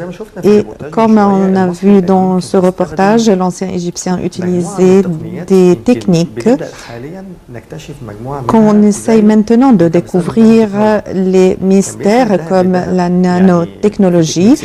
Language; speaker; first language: French; non-native, fluent; Arabic